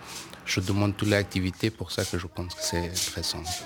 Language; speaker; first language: French; non-native, learner; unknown